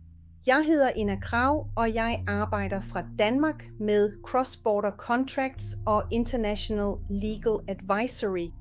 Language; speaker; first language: Danish; non-native, fluent; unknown